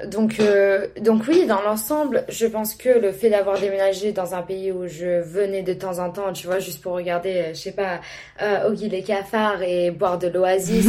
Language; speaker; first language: French; non-native, fluent; English